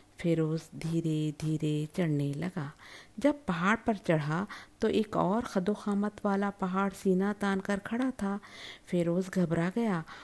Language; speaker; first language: Urdu; native; Urdu